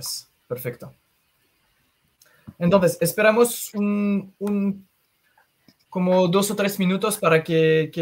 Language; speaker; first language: Spanish; non-native, fluent; French